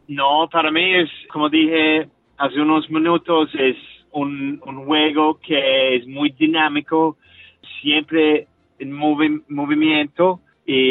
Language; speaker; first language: Spanish; non-native, learner; English